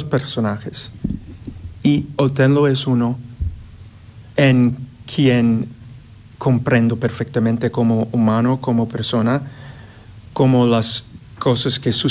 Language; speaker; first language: Spanish; non-native, fluent; English